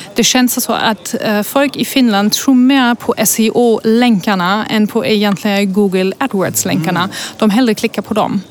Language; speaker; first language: Swedish; non-native, fluent; German